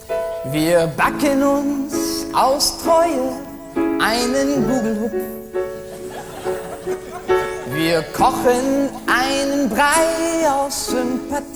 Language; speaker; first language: German; native; German